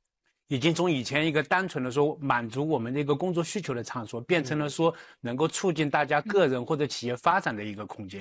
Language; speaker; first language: Chinese; native; Chinese